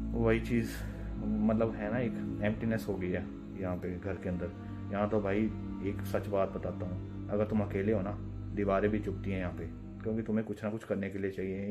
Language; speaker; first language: Hindi; non-native, local second language; Punjabi